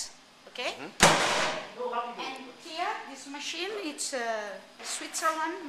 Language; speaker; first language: English; non-native, learner; Spanish